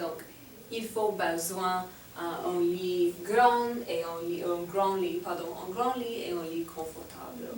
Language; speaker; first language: French; non-native, fluent; English